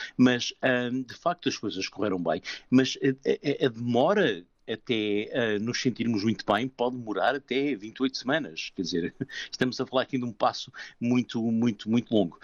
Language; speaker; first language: Portuguese; native; Portuguese